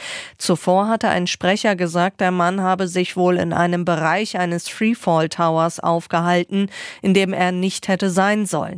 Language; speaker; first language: German; native; German